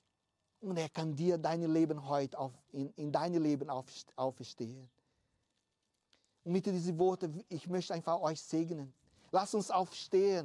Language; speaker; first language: German; non-native, fluent; Portuguese